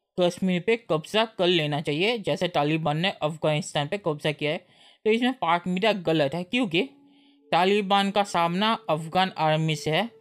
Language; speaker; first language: Hindi; native; Hindi